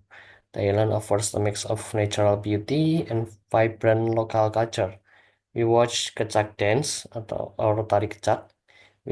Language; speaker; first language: English; non-native, learner; Indonesian